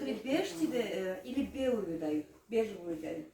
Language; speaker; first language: Russian; non-native, local second language; Chechen